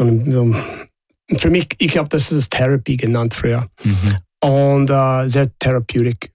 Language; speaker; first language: German; non-native, fluent; English